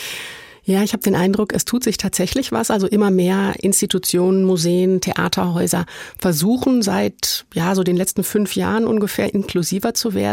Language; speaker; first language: German; native; German